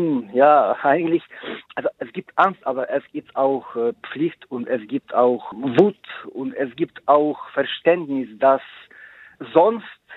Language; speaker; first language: German; non-native, fluent; Ukrainian